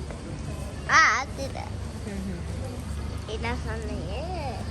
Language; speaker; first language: Japanese; early bilingual, other home language; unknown